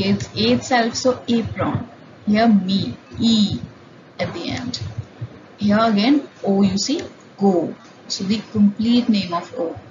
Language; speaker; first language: English; non-native, local second language; Hindi